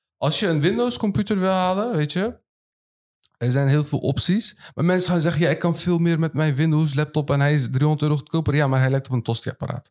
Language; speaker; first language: Dutch; early bilingual, other home language; Turkish